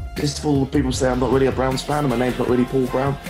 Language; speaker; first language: English; native; English